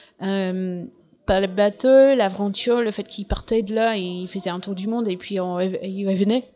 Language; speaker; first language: French; non-native, fluent; English